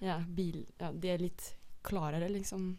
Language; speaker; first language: Norwegian; non-native, fluent; Dutch